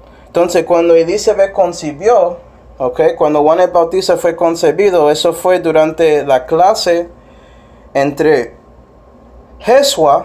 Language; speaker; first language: Spanish; non-native, fluent; English